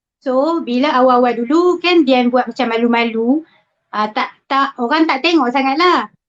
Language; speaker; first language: Malay; native; Malay